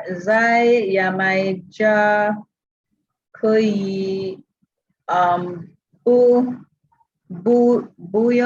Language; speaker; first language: Chinese; non-native, learner; English